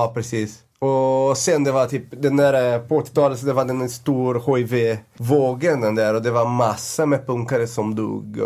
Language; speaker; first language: Swedish; non-native, fluent; Portuguese